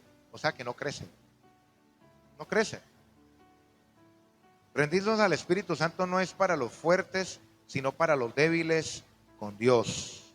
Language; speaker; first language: Spanish; native; Spanish